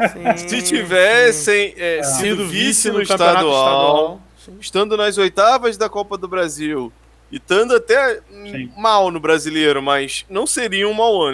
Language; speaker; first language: Portuguese; native; Portuguese